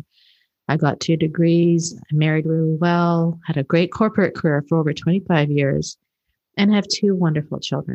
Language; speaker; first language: English; native; English